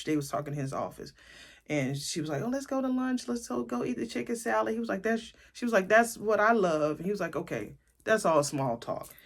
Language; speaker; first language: English; native; English